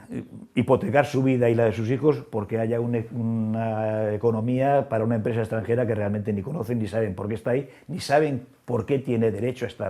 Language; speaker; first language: Spanish; native; Spanish